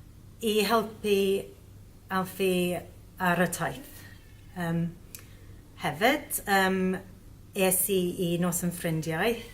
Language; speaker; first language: Welsh; non-native, learner; English